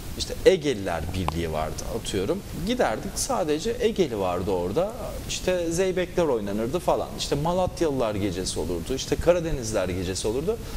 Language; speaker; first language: Turkish; native; Turkish